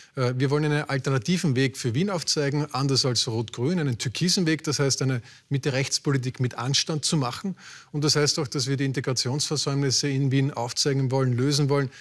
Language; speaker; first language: German; native; German